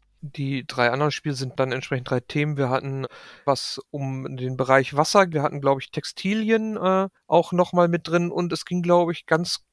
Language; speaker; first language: German; native; German